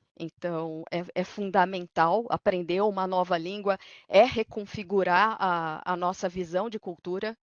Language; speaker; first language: Portuguese; native; Portuguese